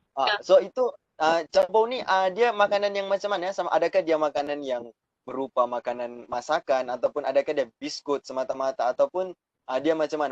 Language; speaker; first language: Malay; native; Malay